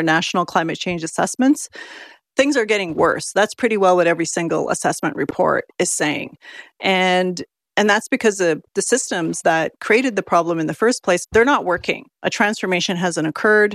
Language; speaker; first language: English; native; English